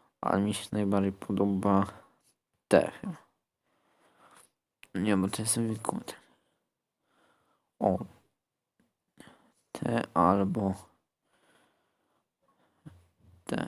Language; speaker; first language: Polish; native; Polish